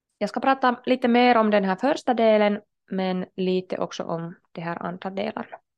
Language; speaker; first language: Swedish; non-native, local second language; Finnish